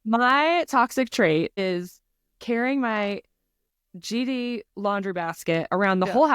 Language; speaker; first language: English; native; English